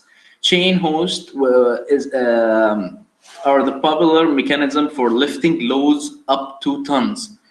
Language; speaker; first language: English; non-native, learner; Arabic